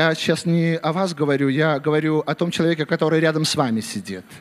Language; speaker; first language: Russian; native; Russian